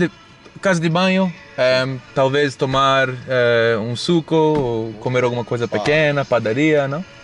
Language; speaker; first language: Portuguese; non-native, learner; English